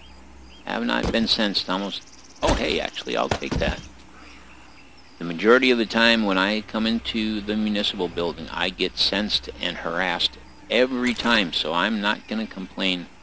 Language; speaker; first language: English; native; English